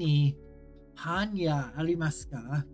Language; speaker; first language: Japanese; non-native, learner; English